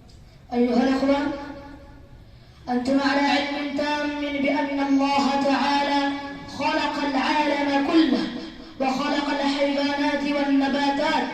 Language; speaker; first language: Arabic; non-native, fluent; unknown